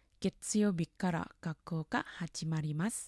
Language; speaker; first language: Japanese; non-native, fluent; Thai